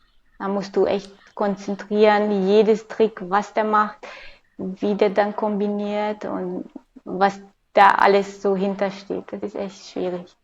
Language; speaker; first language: German; non-native, fluent; Hungarian